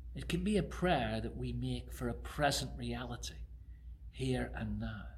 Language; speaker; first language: English; native; English